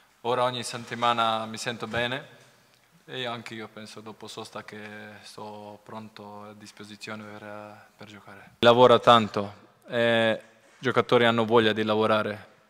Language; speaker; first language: Italian; non-native, learner; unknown